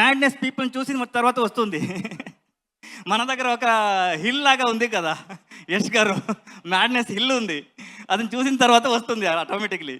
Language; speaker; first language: Telugu; non-native, learner; Kannada